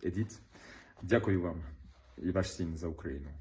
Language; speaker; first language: Ukrainian; non-native, learner; French